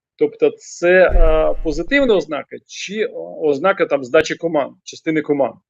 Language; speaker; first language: Ukrainian; non-native, local second language; Russian